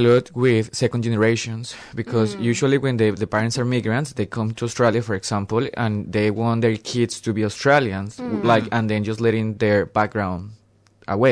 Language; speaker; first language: English; non-native, fluent; Spanish